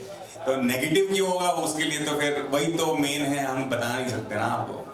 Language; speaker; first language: Hindi; native; Hindi